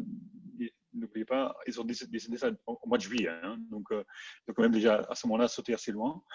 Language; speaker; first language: French; non-native, local second language; Dutch